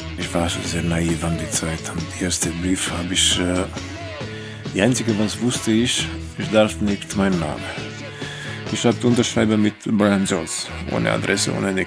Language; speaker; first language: German; non-native, fluent; Romanian